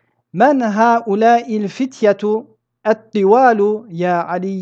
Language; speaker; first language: Arabic; non-native, fluent; French